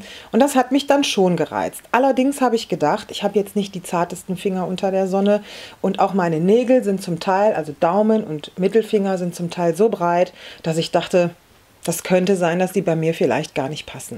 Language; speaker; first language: German; native; German